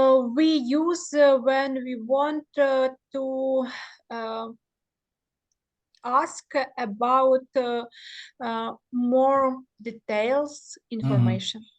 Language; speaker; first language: English; non-native, learner; Ukrainian